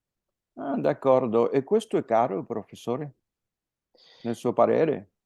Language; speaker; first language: Italian; non-native, fluent; Spanish